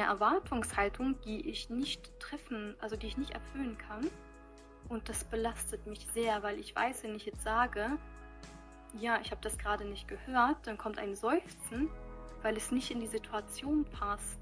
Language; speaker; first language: German; early bilingual, other home language; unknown